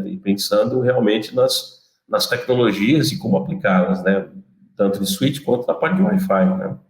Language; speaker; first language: Portuguese; native; Portuguese